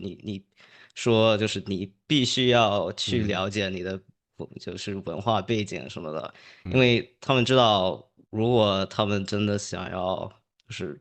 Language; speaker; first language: Chinese; early bilingual, heritage; English